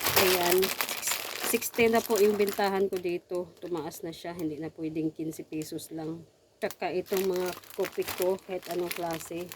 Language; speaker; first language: Filipino; non-native, local second language; Cebuano